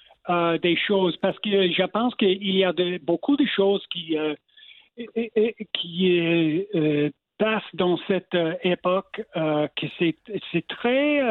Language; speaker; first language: French; non-native, local second language; English